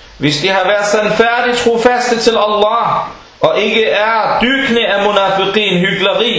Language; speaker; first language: Danish; non-native, fluent; Arabic